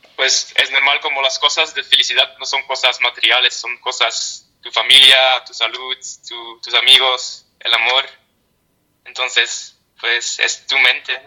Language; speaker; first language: Spanish; non-native, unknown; Dutch